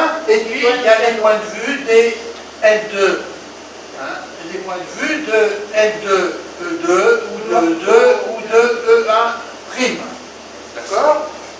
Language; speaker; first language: French; native; French